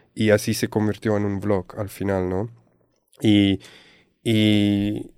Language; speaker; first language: Spanish; non-native, fluent; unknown